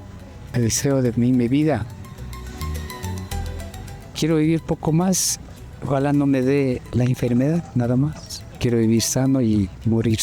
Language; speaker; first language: Spanish; non-native, local second language; Quechua